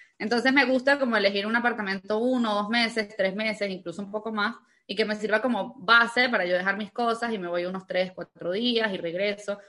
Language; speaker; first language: Spanish; native; Spanish